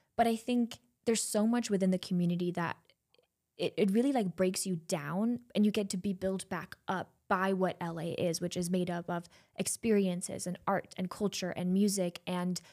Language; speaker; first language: English; non-native, fluent; German